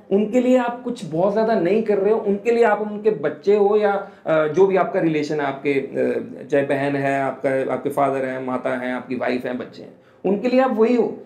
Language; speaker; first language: Hindi; native; Hindi